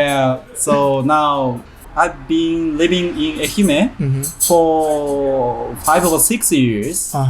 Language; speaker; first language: English; non-native, learner; Japanese